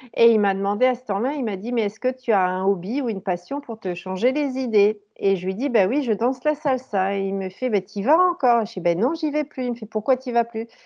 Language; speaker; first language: French; native; French